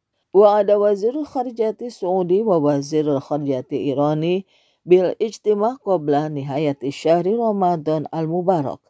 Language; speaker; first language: Arabic; non-native, fluent; Indonesian